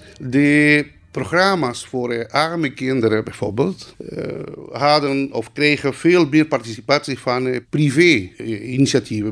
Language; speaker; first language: Dutch; non-native, local second language; Spanish